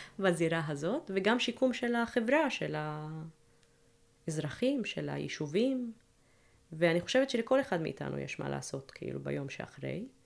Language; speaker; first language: Hebrew; non-native, local second language; Arabic